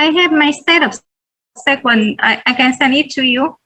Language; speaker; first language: English; non-native, learner; Vietnamese